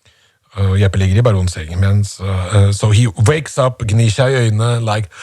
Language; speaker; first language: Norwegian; native; Norwegian